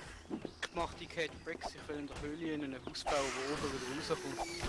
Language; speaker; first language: German; native; German